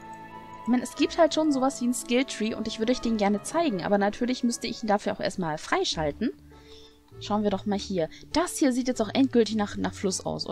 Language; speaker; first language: German; native; German